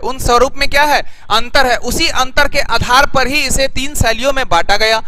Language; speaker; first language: Hindi; native; Hindi